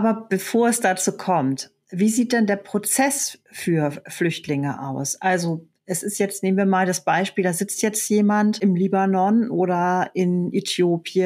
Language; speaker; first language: German; native; German